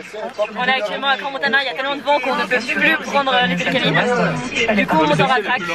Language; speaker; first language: French; native; French